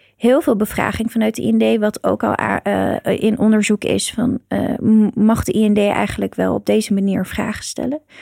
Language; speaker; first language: Dutch; early bilingual, other home language; Persian